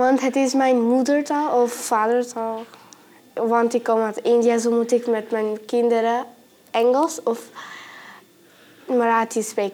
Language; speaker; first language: Dutch; early bilingual, other home language; Marathi